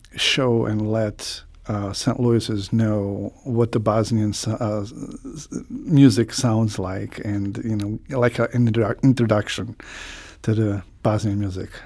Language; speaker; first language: English; non-native, fluent; Croatian